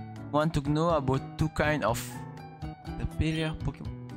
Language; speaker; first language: English; non-native, learner; French